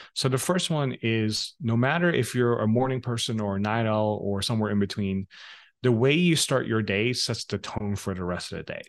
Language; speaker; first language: English; non-native, fluent; Dutch